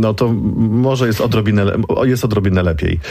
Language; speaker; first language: Polish; native; Polish